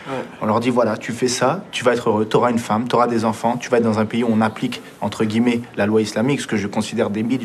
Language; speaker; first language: French; early bilingual, other home language; Arabic